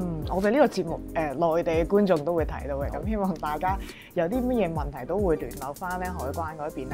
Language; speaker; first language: Cantonese; native; Cantonese